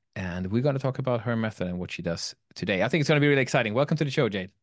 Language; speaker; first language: English; non-native, fluent; Swedish